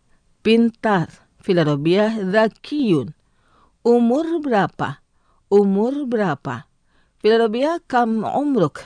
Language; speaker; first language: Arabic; non-native, fluent; Indonesian